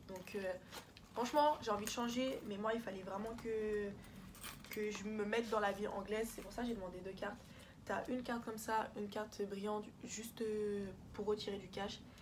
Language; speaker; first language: French; early bilingual, other home language; Portuguese